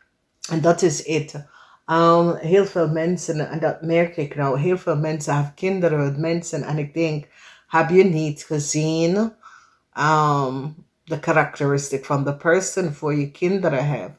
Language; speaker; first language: Dutch; non-native, learner; English